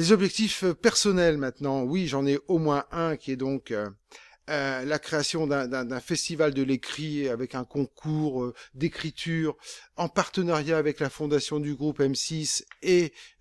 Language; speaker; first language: French; native; French